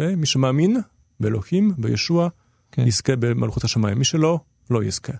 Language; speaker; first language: Hebrew; non-native, fluent; Polish